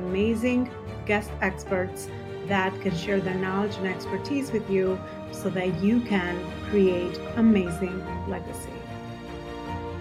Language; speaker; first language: English; non-native, fluent; Albanian